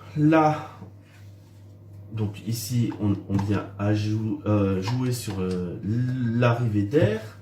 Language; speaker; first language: French; native; French